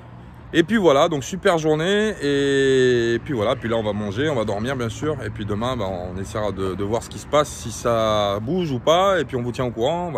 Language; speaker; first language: French; native; French